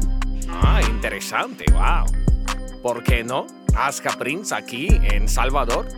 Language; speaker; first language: Spanish; non-native, learner; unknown